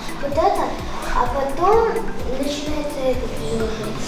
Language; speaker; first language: Russian; non-native, local second language; Kazakh